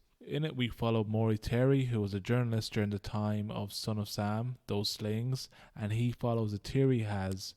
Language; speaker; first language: English; native; English